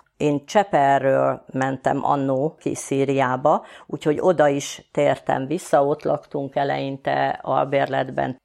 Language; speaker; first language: Hungarian; native; Hungarian